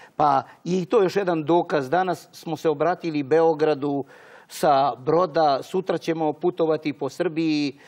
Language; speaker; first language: Croatian; early bilingual, heritage; Serbian